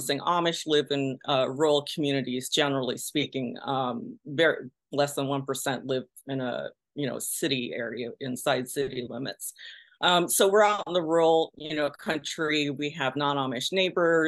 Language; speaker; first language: English; early bilingual, other home language; Pennsylvania German